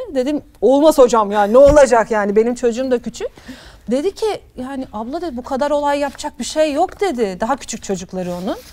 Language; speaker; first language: Turkish; native; Turkish